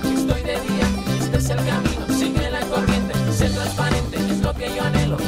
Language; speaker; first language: Spanish; early bilingual, heritage; Spanish